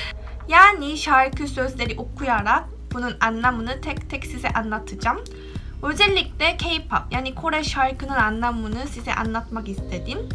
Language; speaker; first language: Turkish; non-native, fluent; Korean